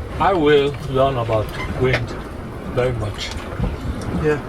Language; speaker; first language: English; non-native, learner; Korean